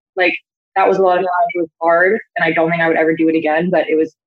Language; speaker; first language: English; native; English